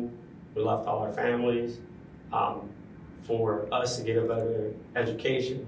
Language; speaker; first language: English; non-native, fluent; Spanish